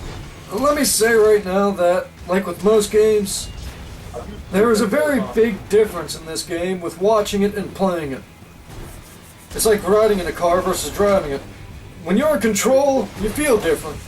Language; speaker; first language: English; native; English